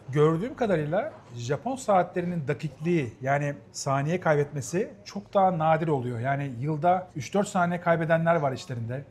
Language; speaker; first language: Turkish; native; Turkish